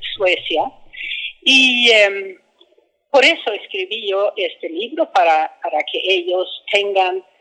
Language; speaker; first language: Spanish; non-native, fluent; Swedish